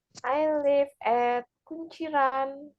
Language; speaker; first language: English; non-native, learner; Indonesian